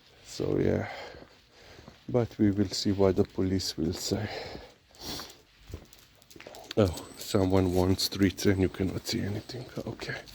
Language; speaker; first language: English; non-native, fluent; Slovenian